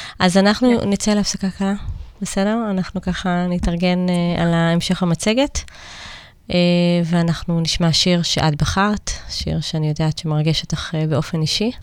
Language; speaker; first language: Hebrew; native; Hebrew